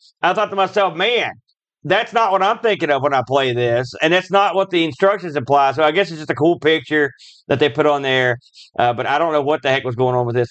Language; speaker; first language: English; native; English